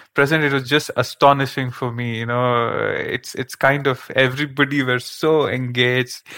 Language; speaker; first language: English; non-native, local second language; Kannada